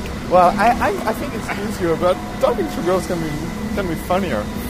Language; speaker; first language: English; non-native, fluent; French